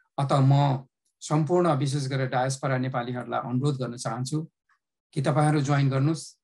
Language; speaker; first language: Nepali; native; Nepali